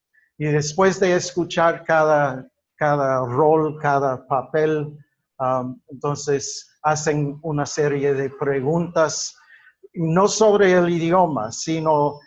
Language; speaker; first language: Spanish; non-native, fluent; English